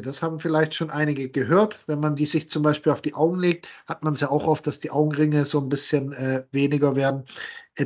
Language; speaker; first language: German; native; German